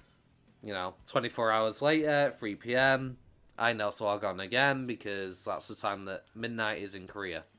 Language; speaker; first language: English; native; English